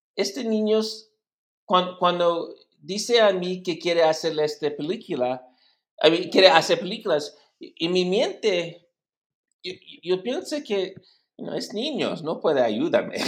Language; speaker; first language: Spanish; non-native, learner; English